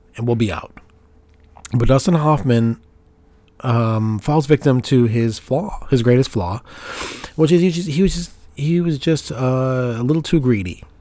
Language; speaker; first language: English; native; English